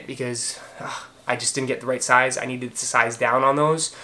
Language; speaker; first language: English; native; English